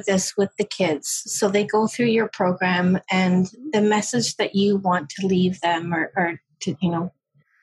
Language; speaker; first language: English; native; English